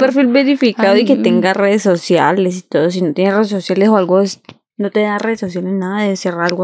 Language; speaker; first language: Spanish; native; Spanish